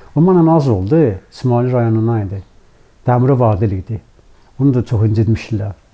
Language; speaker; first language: Azerbaijani; native; Azerbaijani